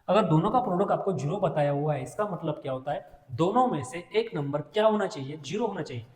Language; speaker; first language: Hindi; non-native, local second language; Marathi